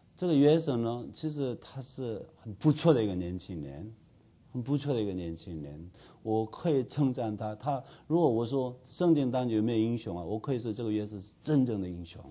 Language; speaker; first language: Chinese; non-native, fluent; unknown